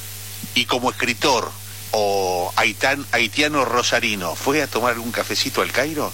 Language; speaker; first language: Spanish; native; Spanish